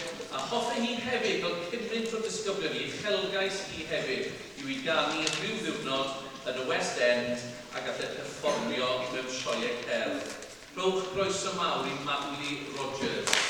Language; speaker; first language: Welsh; native; Welsh